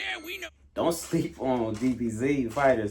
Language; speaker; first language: English; native; English